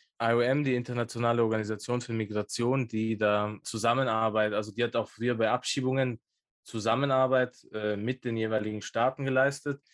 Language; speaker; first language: German; early bilingual, other home language; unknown